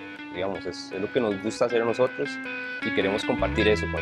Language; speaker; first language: Spanish; native; Spanish